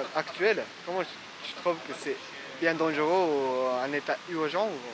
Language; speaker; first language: French; non-native, learner; Japanese